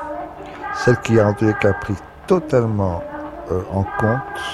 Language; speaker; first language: French; native; French